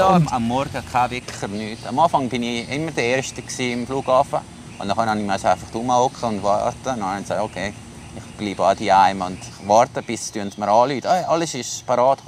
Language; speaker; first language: German; non-native, local second language; Italian